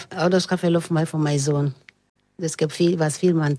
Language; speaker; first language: Dutch; non-native, learner; French